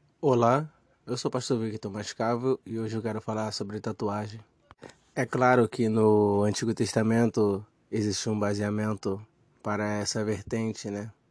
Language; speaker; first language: Portuguese; native; Portuguese